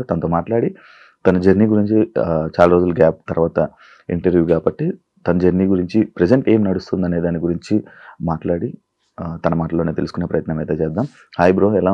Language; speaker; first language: Telugu; native; Telugu